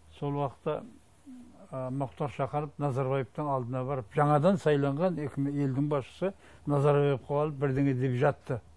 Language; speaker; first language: Kazakh; native; Kazakh